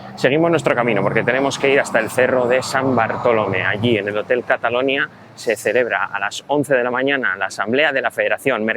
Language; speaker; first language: Spanish; native; Spanish